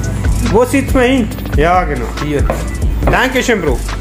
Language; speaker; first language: German; non-native, learner; Punjabi